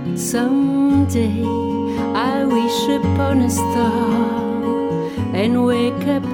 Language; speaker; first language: Basque; native; Basque